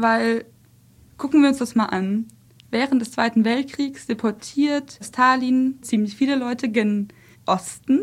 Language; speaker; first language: German; early bilingual, other home language; Russian